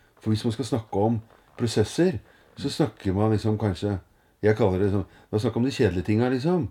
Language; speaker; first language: Norwegian; native; Norwegian